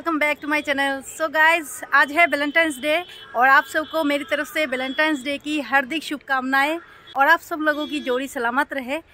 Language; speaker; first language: Hindi; non-native, local second language; Bangla